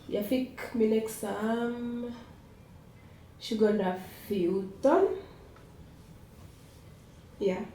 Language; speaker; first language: Swedish; non-native, fluent; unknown